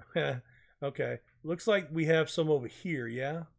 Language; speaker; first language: English; native; English